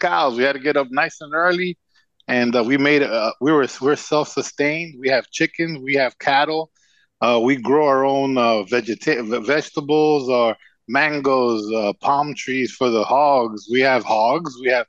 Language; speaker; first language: English; non-native, fluent; Spanish